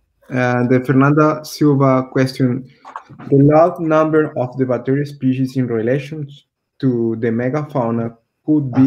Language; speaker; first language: English; non-native, learner; Portuguese